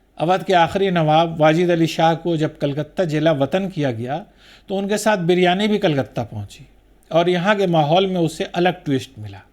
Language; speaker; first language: Urdu; native; Urdu